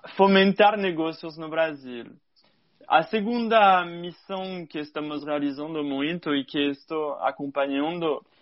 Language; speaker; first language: Portuguese; non-native, fluent; French